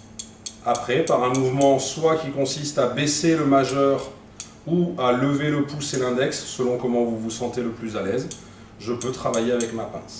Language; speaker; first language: French; native; French